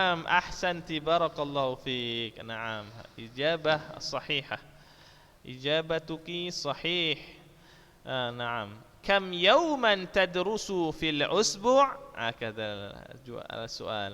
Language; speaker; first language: Arabic; non-native, fluent; Indonesian